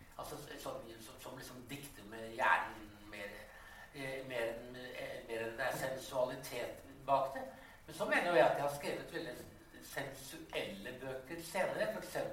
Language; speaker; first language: Norwegian; native; Norwegian